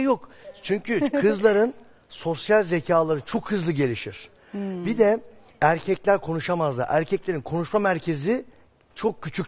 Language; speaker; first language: Turkish; native; Turkish